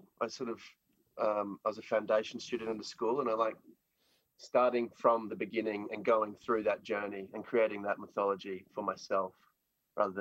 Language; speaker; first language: English; native; English